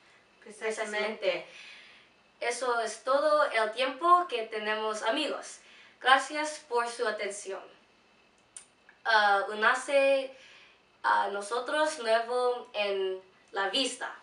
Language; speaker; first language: Spanish; non-native, learner; English